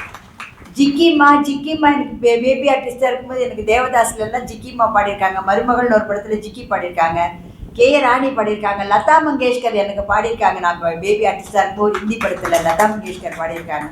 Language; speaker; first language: Tamil; native; Tamil